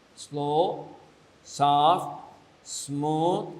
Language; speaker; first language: English; non-native, local second language; Kannada